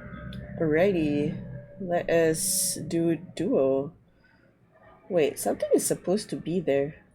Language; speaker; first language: English; non-native, learner; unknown